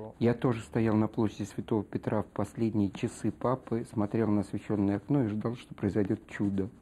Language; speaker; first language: Russian; native; Russian